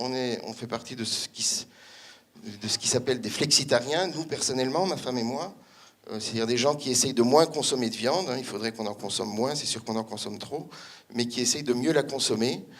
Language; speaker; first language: French; native; French